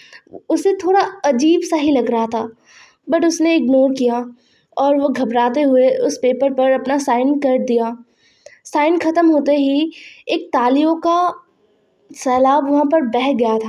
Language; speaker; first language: Hindi; non-native, local second language; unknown